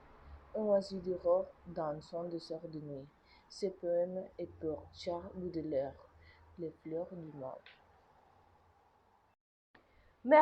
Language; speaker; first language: French; non-native, learner; Spanish